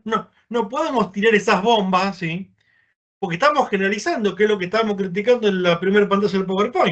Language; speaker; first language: Spanish; native; Spanish